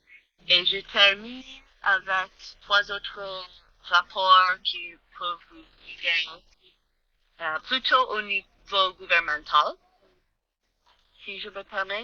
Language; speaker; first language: French; non-native, learner; English